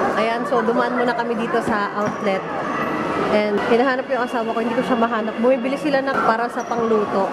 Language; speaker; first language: Filipino; native; Filipino